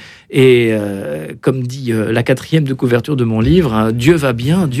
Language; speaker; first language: French; native; French